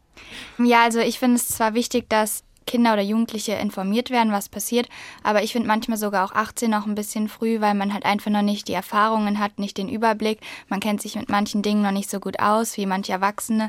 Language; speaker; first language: German; native; German